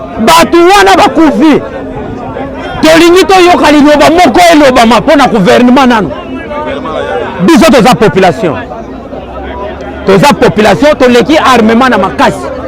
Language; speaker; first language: Lingala; native; Lingala